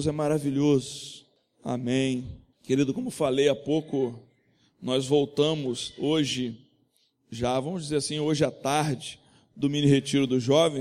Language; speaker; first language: Portuguese; native; Portuguese